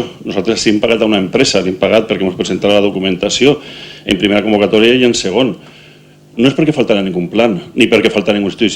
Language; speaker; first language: Catalan; native; Catalan